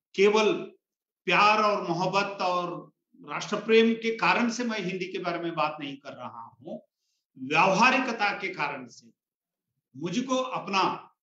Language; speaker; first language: Hindi; non-native, local second language; Kannada